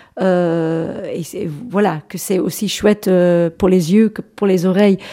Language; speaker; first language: French; non-native, fluent; English